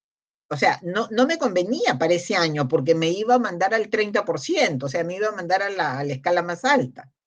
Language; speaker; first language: Spanish; native; Spanish